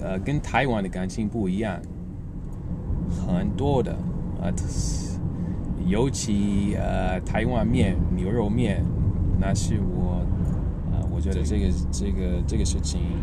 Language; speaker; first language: Chinese; non-native, learner; English